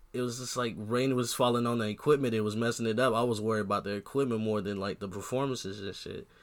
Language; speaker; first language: English; native; English